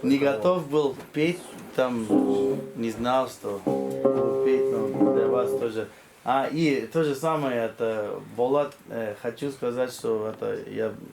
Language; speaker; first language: Russian; non-native, fluent; English